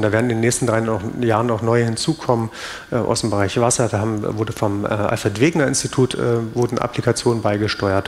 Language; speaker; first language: German; native; German